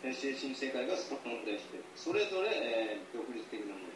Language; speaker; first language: Japanese; native; Japanese